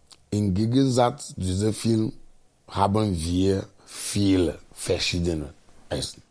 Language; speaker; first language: German; non-native, fluent; Ewe